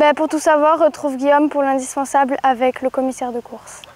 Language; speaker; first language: French; native; French